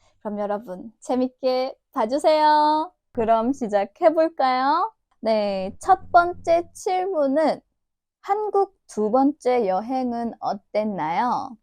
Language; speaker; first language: Korean; non-native, fluent; Turkish